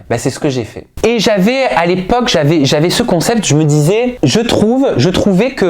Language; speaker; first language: French; native; French